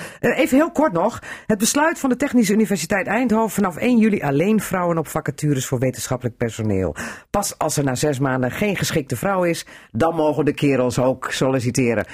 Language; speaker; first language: Dutch; native; Dutch